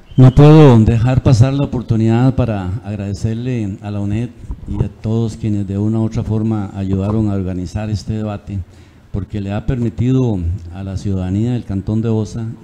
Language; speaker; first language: Spanish; native; Spanish